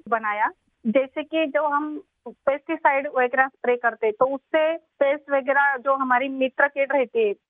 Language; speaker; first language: Hindi; non-native, local second language; Marathi